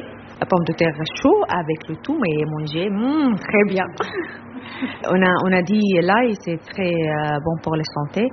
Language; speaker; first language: French; non-native, learner; Arabic